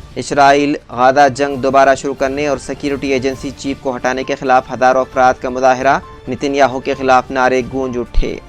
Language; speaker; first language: Urdu; native; Urdu